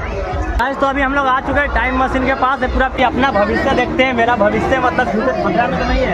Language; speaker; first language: Hindi; native; Hindi